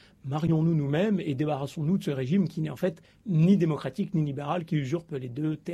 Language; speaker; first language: French; native; French